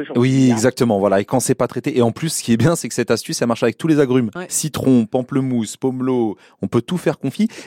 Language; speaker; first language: French; native; French